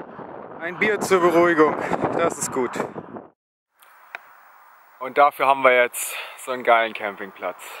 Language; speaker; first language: German; native; German